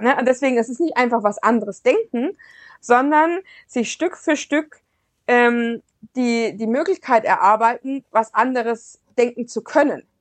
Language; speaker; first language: German; native; German